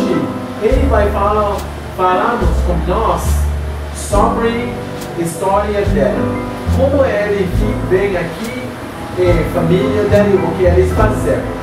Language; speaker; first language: Portuguese; non-native, learner; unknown